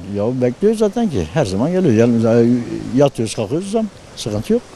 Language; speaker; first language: Turkish; native; Turkish